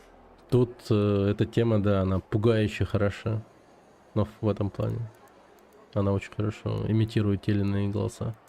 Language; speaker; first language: Russian; native; Russian